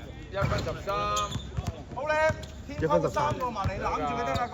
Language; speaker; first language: Chinese; native; Chinese